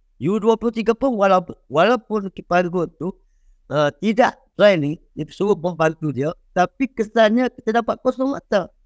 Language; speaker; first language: Malay; native; Malay